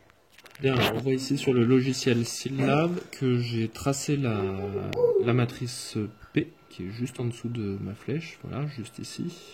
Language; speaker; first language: French; native; French